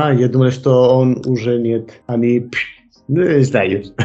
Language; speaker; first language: Russian; non-native, learner; Spanish